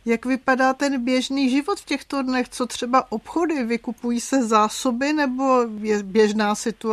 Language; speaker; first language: Czech; native; Czech